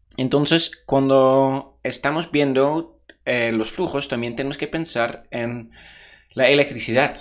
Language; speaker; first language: Spanish; non-native, fluent; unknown